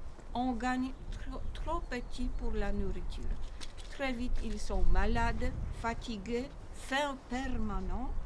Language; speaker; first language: French; non-native, learner; Polish